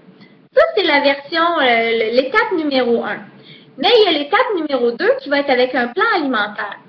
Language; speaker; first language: French; native; French